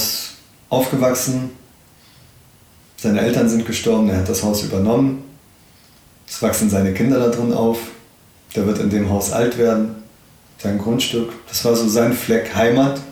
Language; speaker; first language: German; early bilingual, other home language; Arabic